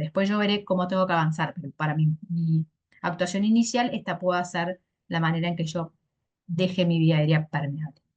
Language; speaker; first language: Spanish; native; Spanish